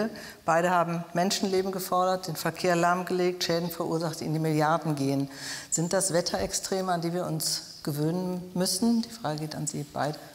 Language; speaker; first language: German; native; German